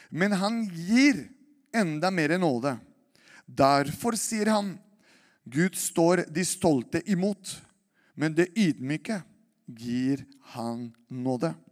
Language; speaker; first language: Norwegian; non-native, fluent; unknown